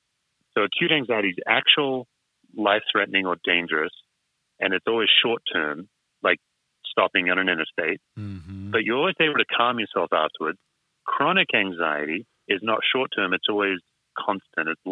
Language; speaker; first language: English; native; English